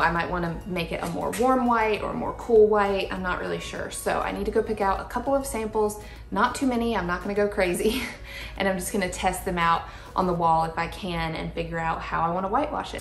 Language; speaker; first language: English; native; English